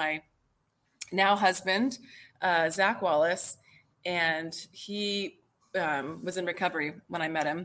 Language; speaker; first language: English; native; English